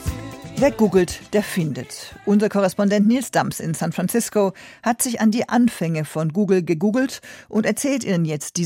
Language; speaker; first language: German; native; German